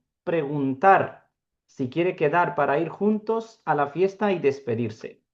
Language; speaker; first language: Spanish; non-native, fluent; Urdu